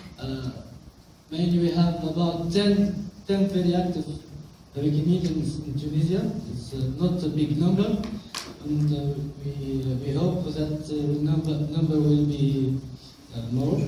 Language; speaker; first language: English; non-native, local second language; Arabic